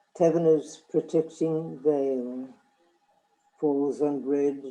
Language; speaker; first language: English; non-native, fluent; Lithuanian